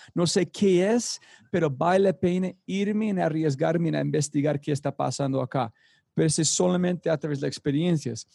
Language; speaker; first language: Spanish; non-native, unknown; English